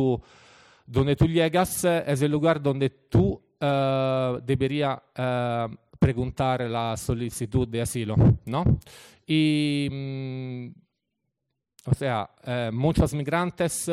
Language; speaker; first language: Spanish; non-native, fluent; Italian